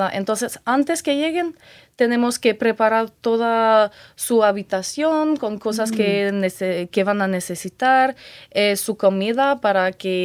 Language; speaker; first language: Spanish; non-native, fluent; French